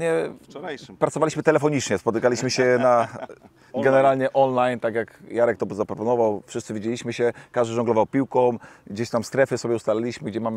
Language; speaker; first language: Polish; native; Polish